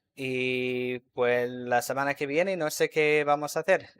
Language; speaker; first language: Spanish; non-native, fluent; English